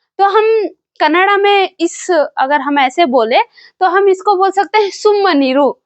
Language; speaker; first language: Hindi; non-native, local second language; Kannada